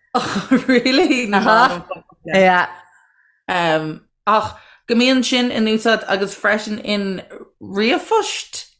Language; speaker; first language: Irish; native; Irish